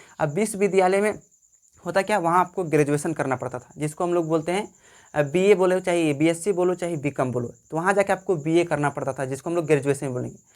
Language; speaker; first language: Hindi; native; Hindi